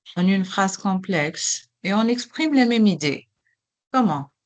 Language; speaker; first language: French; non-native, local second language; Arabic